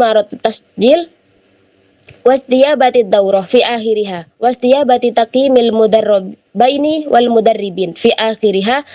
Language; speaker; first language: Arabic; non-native, learner; Indonesian